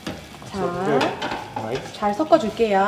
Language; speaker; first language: Korean; native; Korean